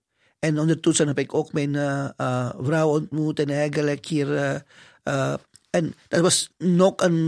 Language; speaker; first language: Dutch; non-native, fluent; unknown